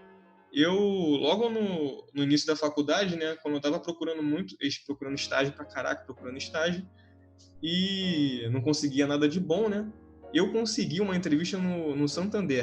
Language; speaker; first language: Portuguese; native; Portuguese